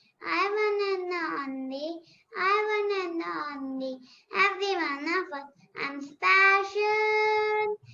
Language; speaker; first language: English; non-native, learner; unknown